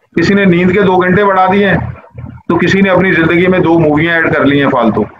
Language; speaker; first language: Urdu; non-native, local second language; Punjabi